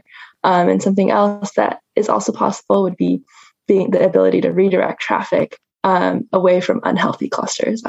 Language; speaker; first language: English; native; English